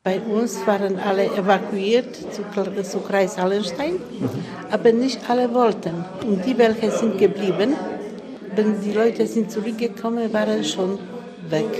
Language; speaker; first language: German; early bilingual, heritage; Polish